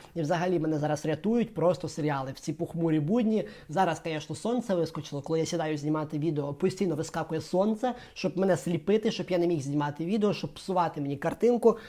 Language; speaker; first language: Ukrainian; non-native, local second language; Russian